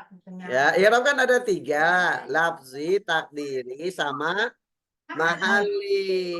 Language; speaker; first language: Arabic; non-native, fluent; Indonesian